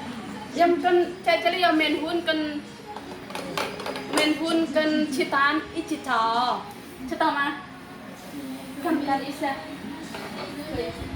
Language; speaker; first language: Chinese; non-native, learner; Indonesian